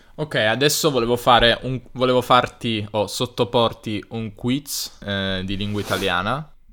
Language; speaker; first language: Italian; native; Italian